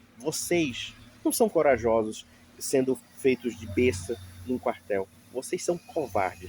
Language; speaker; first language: Portuguese; native; Portuguese